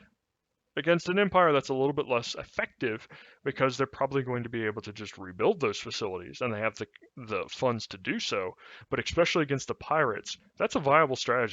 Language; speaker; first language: English; native; English